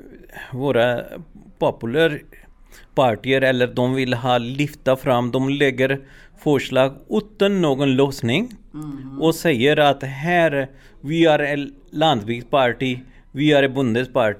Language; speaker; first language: Swedish; non-native, learner; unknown